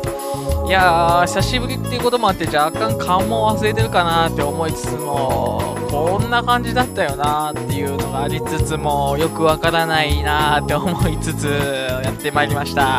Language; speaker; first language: Japanese; native; Japanese